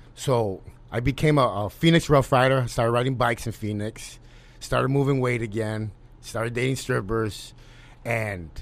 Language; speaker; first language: English; native; English